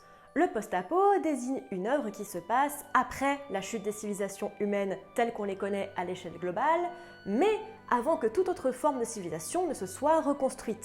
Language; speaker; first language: French; native; French